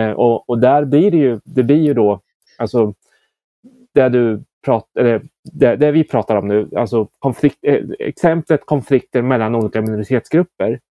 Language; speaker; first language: Swedish; native; Swedish